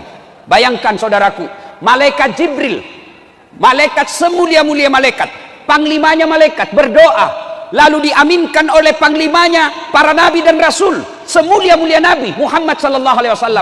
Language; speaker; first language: Indonesian; non-native, local second language; Buginese